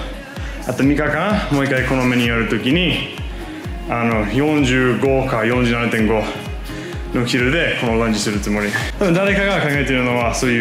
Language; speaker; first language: Japanese; non-native, fluent; English